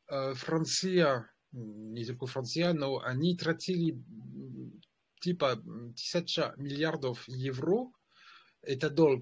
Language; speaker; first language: Russian; non-native, fluent; French